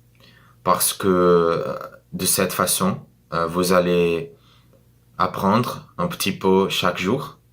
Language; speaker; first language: French; non-native, fluent; Portuguese